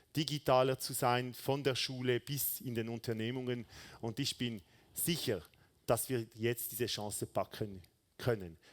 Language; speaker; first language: German; non-native, local second language; French